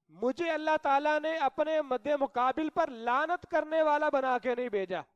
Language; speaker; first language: Urdu; non-native, local second language; Punjabi